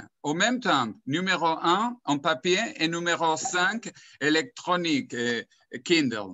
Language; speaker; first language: French; non-native, fluent; Spanish